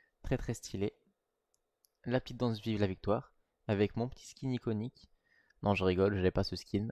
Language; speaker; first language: French; native; French